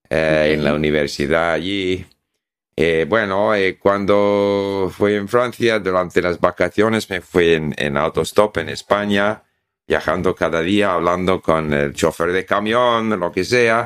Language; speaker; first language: Spanish; non-native, fluent; English